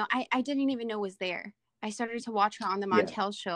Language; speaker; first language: English; native; English